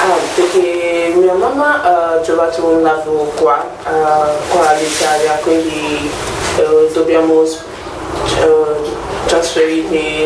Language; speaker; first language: Italian; non-native, learner; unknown